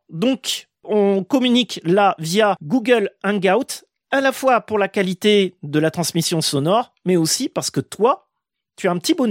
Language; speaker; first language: French; native; French